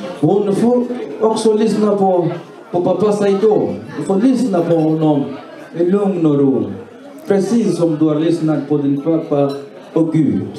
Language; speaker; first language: Swedish; non-native, fluent; Swahili